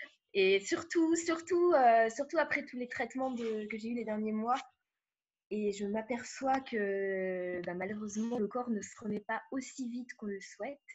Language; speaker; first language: French; native; French